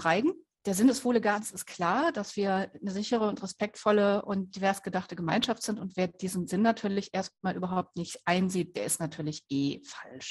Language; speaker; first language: German; native; German